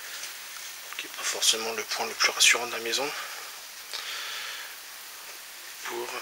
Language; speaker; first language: French; native; French